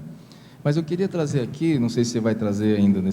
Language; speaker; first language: Portuguese; native; Portuguese